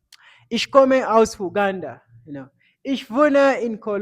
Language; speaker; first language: German; non-native, fluent; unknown